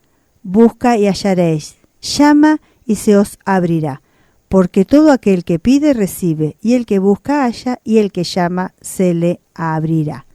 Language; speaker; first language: Spanish; native; Spanish